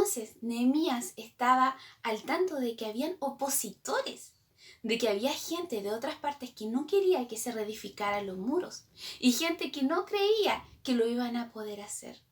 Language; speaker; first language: Spanish; native; Spanish